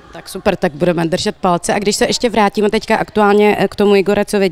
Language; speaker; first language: Czech; native; Czech